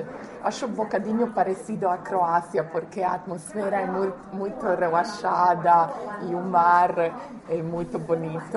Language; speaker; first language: Portuguese; non-native, fluent; Croatian